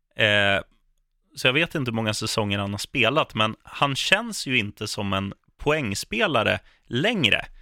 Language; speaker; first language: Swedish; native; Swedish